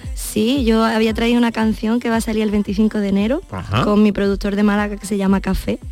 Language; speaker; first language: Spanish; native; Spanish